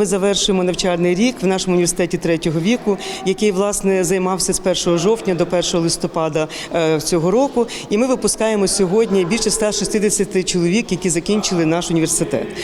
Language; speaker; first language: Ukrainian; native; Ukrainian